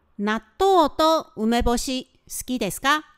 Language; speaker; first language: Japanese; non-native, fluent; Chinese